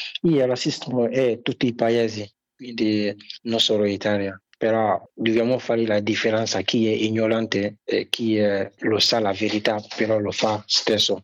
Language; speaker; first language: Italian; non-native, learner; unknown